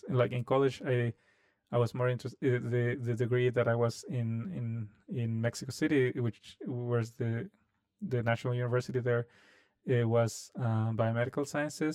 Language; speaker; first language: English; non-native, fluent; Spanish